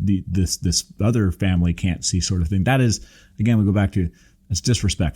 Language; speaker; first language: English; native; English